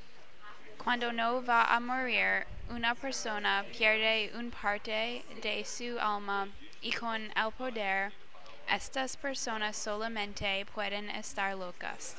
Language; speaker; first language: Spanish; non-native, learner; English